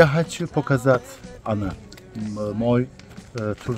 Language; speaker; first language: Russian; non-native, learner; Turkish